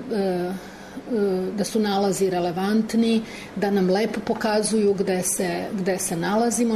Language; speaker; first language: Serbian; native; Serbian